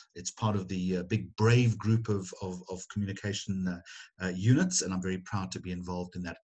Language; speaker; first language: English; native; English